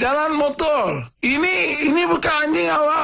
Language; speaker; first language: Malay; non-native, local second language; Tamil